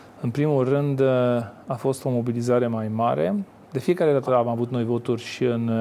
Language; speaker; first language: Romanian; non-native, local second language; Hungarian